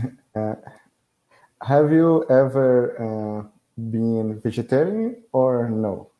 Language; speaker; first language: English; non-native, learner; Portuguese